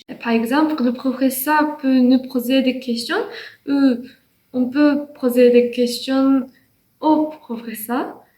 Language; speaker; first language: French; non-native, learner; Japanese